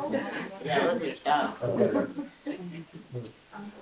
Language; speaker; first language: German; non-native, learner; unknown